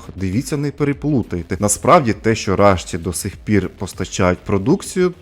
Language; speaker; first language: Ukrainian; non-native, local second language; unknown